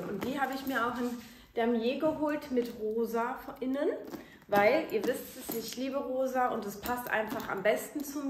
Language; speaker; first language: German; native; German